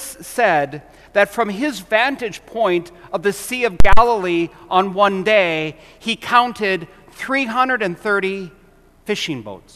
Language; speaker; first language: English; native; English